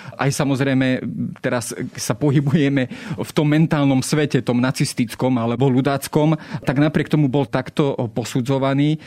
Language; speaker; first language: Slovak; native; Slovak